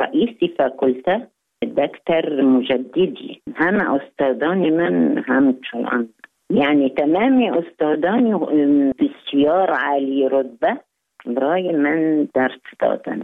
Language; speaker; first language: Persian; non-native, fluent; Arabic